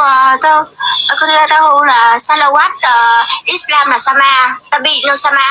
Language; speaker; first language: Indonesian; non-native, learner; Vietnamese